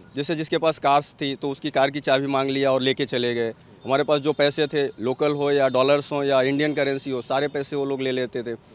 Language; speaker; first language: Hindi; native; Hindi